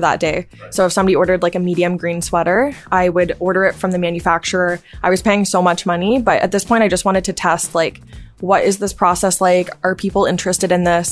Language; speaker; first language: English; native; English